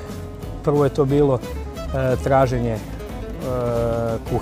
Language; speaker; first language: Croatian; native; Croatian